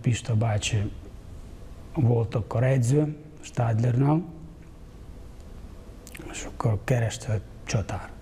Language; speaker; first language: Hungarian; non-native, fluent; Ukrainian